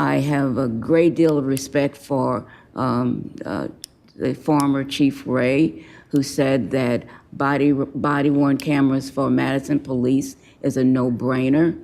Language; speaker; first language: English; native; English